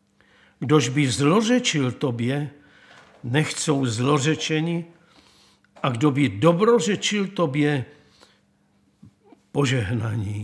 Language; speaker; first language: Czech; native; Czech